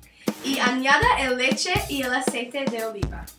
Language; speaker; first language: Spanish; non-native, learner; English